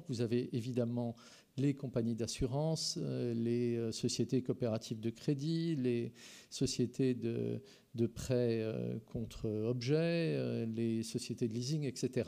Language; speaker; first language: French; native; French